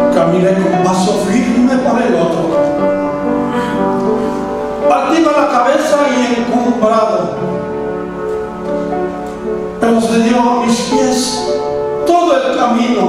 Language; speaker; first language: Spanish; native; Spanish